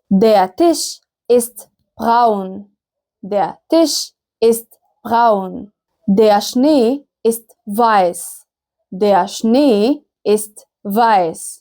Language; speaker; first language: German; non-native, fluent; Arabic